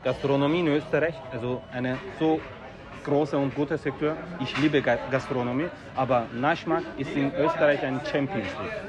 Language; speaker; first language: German; non-native, fluent; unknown